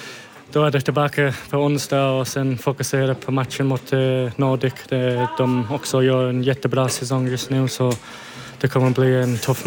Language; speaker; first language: Swedish; non-native, fluent; English